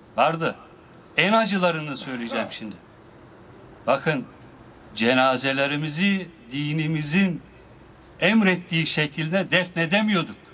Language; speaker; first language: Turkish; native; Turkish